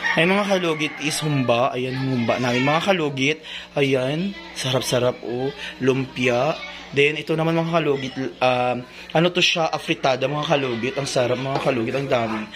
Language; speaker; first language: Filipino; non-native, local second language; Hiligaynon